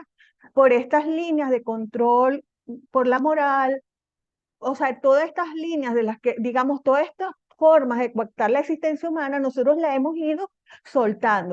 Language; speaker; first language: Spanish; native; Spanish